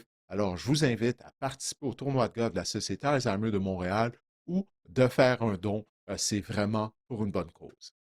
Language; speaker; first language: French; native; French